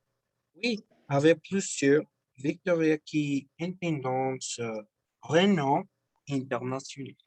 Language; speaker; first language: French; non-native, learner; Spanish